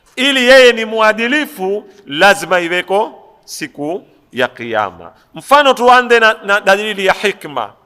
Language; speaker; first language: Swahili; native; Swahili